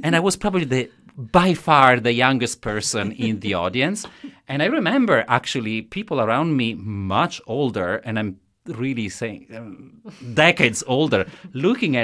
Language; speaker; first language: English; non-native, fluent; Italian